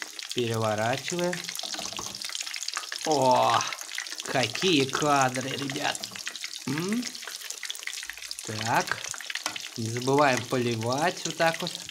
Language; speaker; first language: Russian; native; Russian